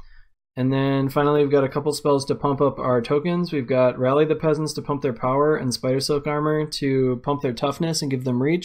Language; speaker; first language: English; native; English